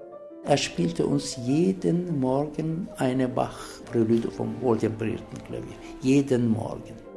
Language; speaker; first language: German; non-native, fluent; Turkish